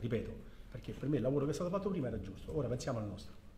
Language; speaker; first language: Italian; native; Italian